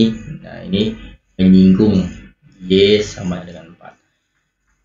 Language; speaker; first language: Indonesian; native; Indonesian